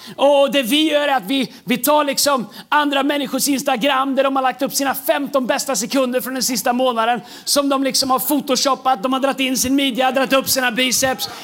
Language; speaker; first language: Swedish; native; Swedish